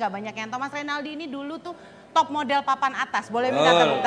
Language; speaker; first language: Indonesian; native; Indonesian